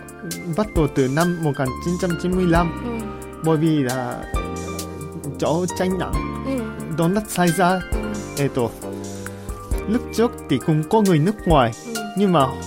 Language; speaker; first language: Vietnamese; non-native, learner; Japanese